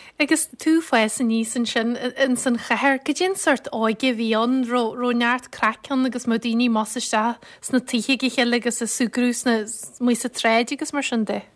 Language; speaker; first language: Irish; native; Irish